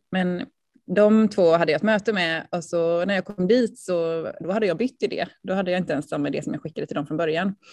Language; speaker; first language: Swedish; native; Swedish